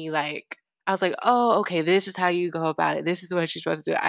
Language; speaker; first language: English; native; English